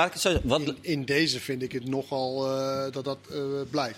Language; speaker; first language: Dutch; non-native, fluent; Danish